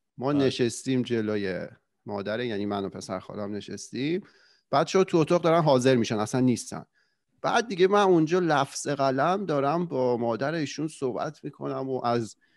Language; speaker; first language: Persian; native; Persian